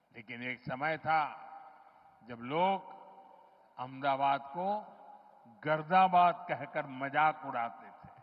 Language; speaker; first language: Hindi; non-native, local second language; Gujarati